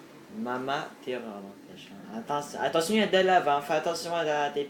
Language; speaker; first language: French; native; French